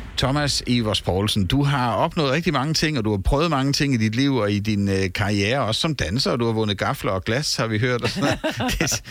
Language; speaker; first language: Danish; native; Danish